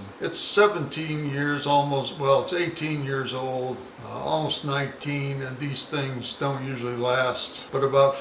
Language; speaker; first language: English; native; English